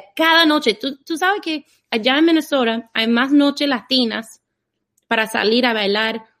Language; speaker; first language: Spanish; non-native, fluent; English